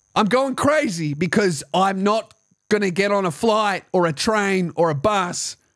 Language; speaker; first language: English; native; English